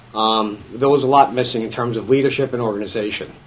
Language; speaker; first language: English; native; English